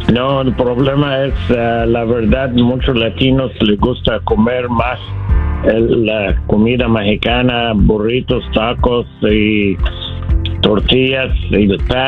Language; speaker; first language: Spanish; non-native, learner; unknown